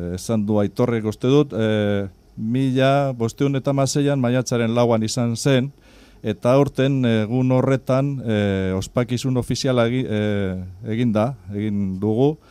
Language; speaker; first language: Basque; non-native, local second language; Spanish